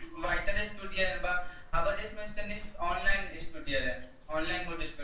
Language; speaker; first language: German; non-native, learner; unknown